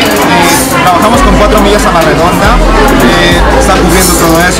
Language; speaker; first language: Spanish; native; Spanish